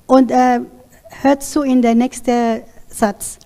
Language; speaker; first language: German; non-native, learner; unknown